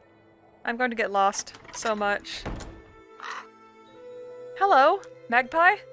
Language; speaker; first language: English; native; English